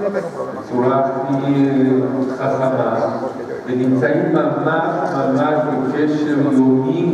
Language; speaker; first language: Hebrew; early bilingual, other home language; Spanish